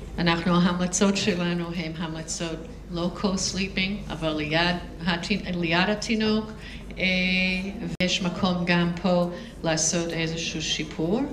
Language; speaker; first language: Hebrew; non-native, fluent; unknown